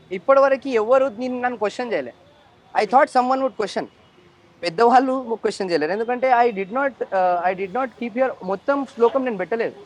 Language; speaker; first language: Telugu; native; Telugu